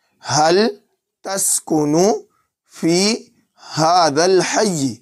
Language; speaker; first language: Arabic; non-native, fluent; Urdu